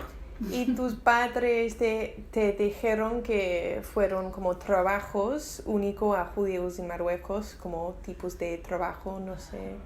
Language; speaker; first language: Spanish; non-native, learner; English